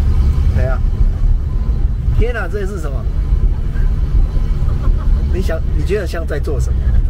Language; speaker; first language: Chinese; native; Chinese